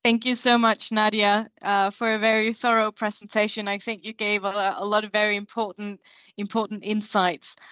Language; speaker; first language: English; non-native, fluent; Danish